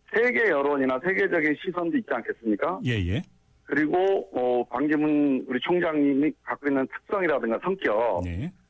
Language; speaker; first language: Korean; native; Korean